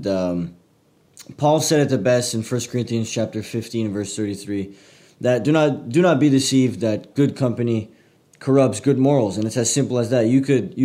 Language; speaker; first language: English; native; English